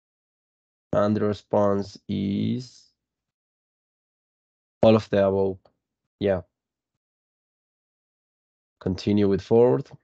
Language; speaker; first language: English; non-native, fluent; Spanish